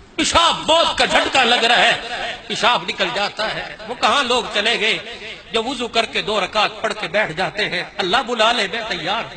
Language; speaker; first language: Urdu; non-native, local second language; Punjabi